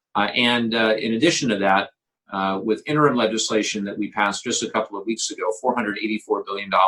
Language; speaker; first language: English; native; English